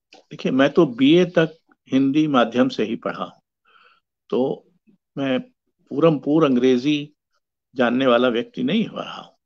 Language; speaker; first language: Hindi; native; Hindi